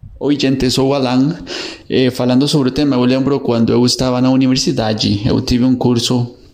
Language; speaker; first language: Portuguese; non-native, learner; Spanish